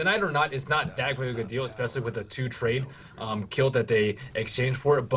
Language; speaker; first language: English; native; English